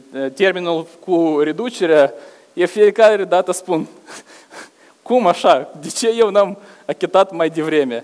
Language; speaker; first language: Romanian; non-native, local second language; Russian